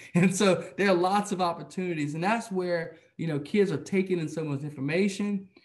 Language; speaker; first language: English; native; English